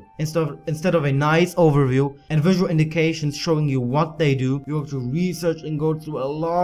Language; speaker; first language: English; non-native, fluent; German